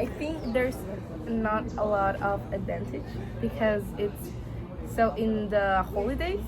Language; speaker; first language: English; non-native, learner; Spanish